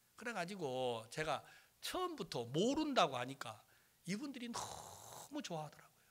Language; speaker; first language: Korean; native; Korean